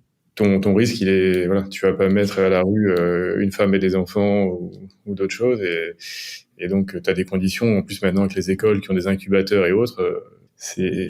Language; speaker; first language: French; native; French